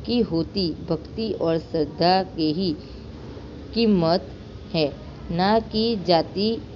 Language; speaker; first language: Hindi; non-native, local second language; Gujarati